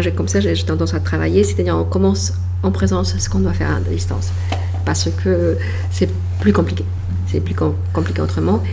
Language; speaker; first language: French; non-native, fluent; Polish